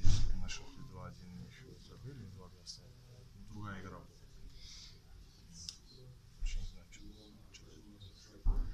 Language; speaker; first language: Russian; non-native, learner; Georgian